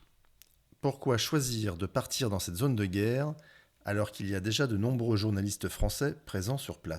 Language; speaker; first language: French; native; French